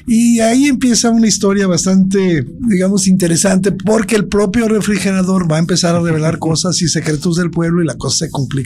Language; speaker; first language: Spanish; native; Spanish